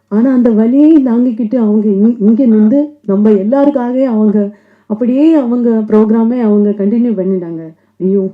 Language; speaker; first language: Tamil; non-native, local second language; Malayalam